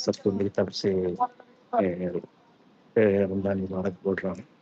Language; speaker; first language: Hindi; non-native, local second language; Malayalam